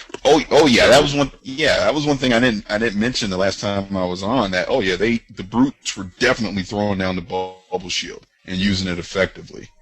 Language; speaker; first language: English; native; English